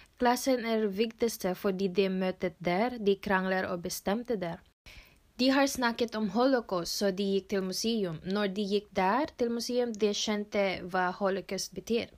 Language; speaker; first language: Norwegian; non-native, learner; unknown